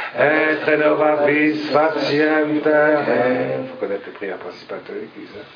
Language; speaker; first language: French; native; French